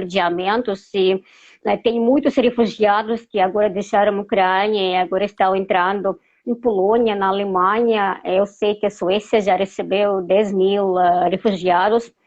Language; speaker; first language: Portuguese; non-native, fluent; Russian